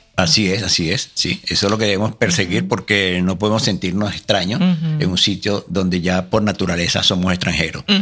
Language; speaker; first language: Spanish; native; Spanish